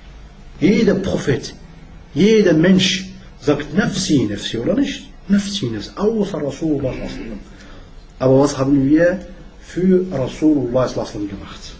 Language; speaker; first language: German; non-native, learner; Arabic